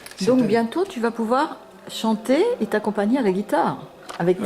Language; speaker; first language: French; native; French